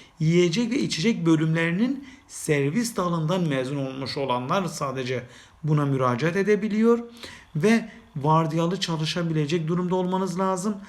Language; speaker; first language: Turkish; native; Turkish